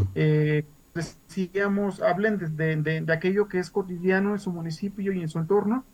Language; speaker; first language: Spanish; native; Spanish